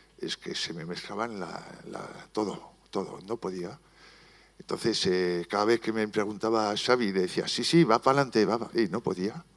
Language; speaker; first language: Spanish; non-native, fluent; French